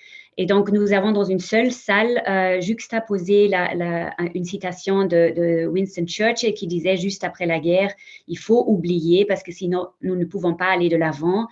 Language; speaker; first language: French; non-native, fluent; German